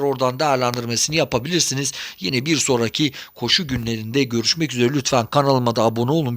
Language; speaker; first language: Turkish; native; Turkish